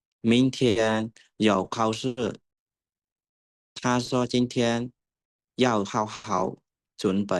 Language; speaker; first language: Chinese; non-native, learner; Khmer